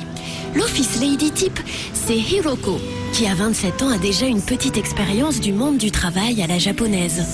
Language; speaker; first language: French; native; French